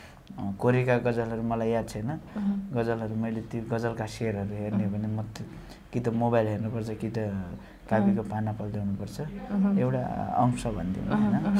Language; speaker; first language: Nepali; non-native, local second language; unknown